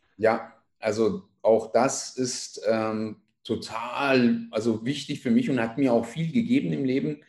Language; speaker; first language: German; non-native, fluent; Persian